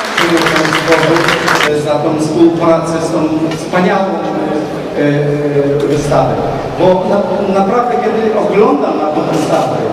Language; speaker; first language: Polish; non-native, learner; Hebrew